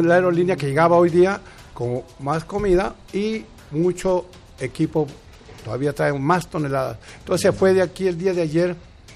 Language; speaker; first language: Spanish; native; Spanish